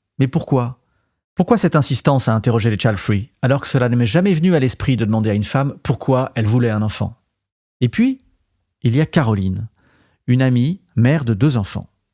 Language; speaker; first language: French; native; French